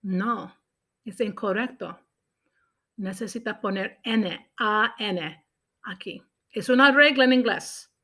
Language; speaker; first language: Spanish; non-native, learner; English